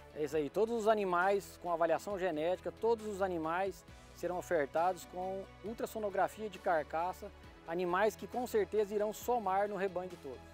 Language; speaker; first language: Portuguese; native; Portuguese